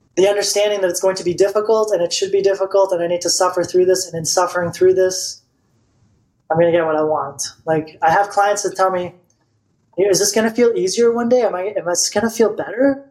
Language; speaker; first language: English; non-native, fluent; Bulgarian